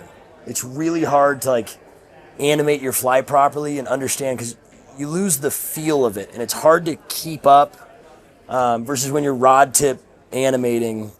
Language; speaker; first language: English; native; English